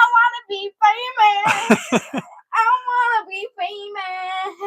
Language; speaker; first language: English; native; English